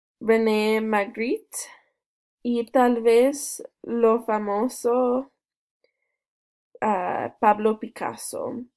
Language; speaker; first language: Spanish; non-native, learner; English